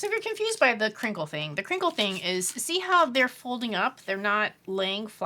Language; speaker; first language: English; native; English